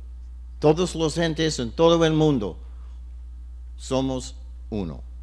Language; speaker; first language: Spanish; non-native, learner; English